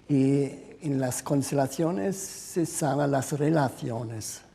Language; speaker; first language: Spanish; non-native, fluent; German